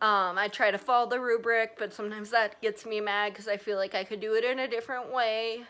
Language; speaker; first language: English; native; English